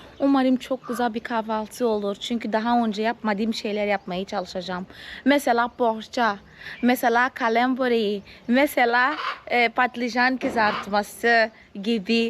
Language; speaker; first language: Turkish; non-native, fluent; Portuguese